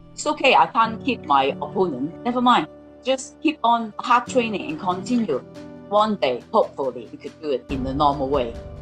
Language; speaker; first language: English; non-native, local second language; Cantonese